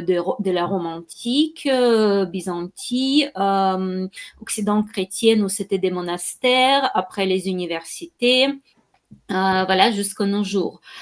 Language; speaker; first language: French; non-native, fluent; Ukrainian